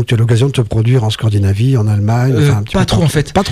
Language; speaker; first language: French; native; French